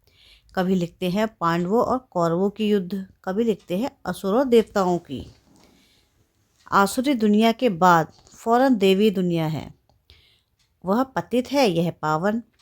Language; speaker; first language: Hindi; native; Hindi